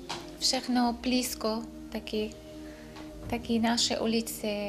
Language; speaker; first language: Czech; non-native, learner; Arabic